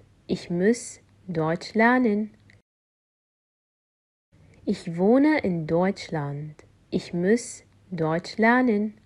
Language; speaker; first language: German; non-native, fluent; Arabic